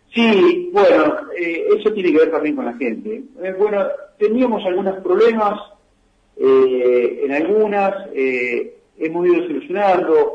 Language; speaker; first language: Spanish; native; Spanish